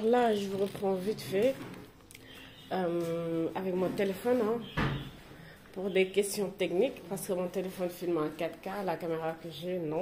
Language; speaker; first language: French; non-native, local second language; Wolof